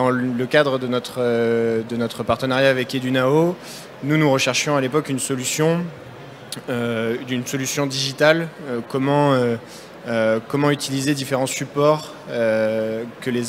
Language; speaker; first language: French; native; French